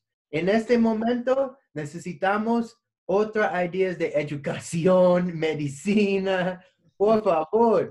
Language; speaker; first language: Spanish; non-native, learner; English